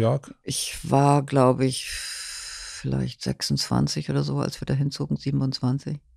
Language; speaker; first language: German; native; German